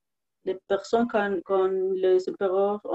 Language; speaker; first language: French; non-native, learner; Spanish